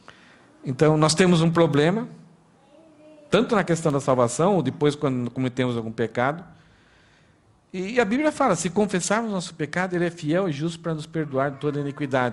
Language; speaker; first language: Portuguese; native; Portuguese